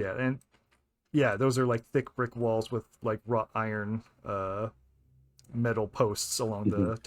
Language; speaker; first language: English; native; English